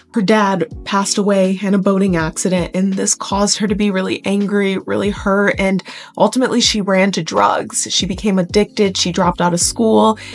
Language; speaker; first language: English; native; English